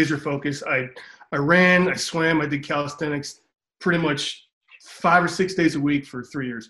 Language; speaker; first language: English; native; English